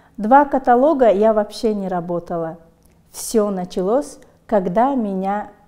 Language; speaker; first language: Russian; non-native, local second language; Tajik